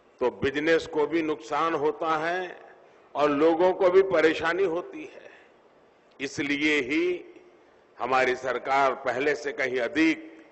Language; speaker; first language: Hindi; non-native, local second language; Gujarati